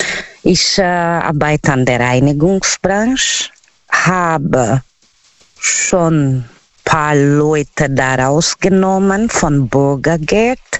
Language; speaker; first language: German; non-native, learner; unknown